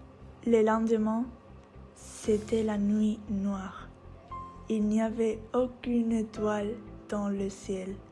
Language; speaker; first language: French; non-native, learner; Spanish